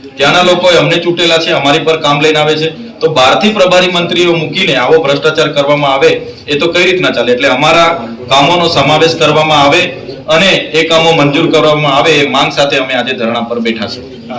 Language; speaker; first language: Gujarati; non-native, local second language; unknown